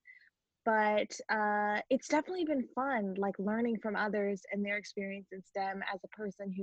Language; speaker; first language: English; native; English